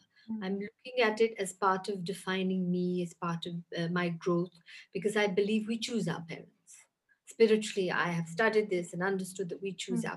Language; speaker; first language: English; native; English